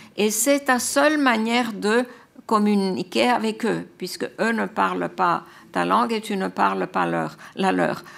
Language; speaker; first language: French; non-native, fluent; Croatian